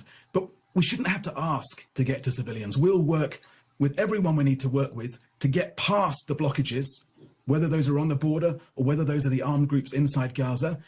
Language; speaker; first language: English; native; English